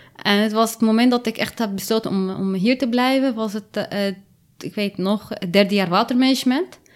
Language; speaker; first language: Dutch; early bilingual, other home language; Arabic